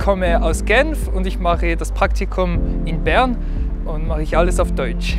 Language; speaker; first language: German; non-native, local second language; French